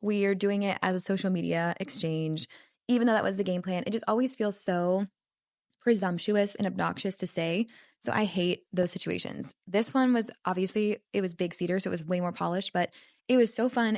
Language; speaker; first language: English; native; English